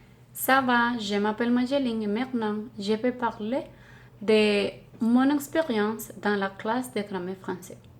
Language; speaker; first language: French; non-native, learner; Spanish